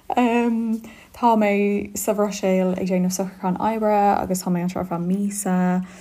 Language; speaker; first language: Irish; non-native, local second language; English